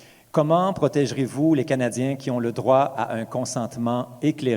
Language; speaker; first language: French; native; French